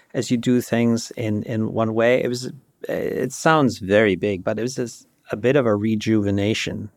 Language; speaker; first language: English; non-native, fluent; German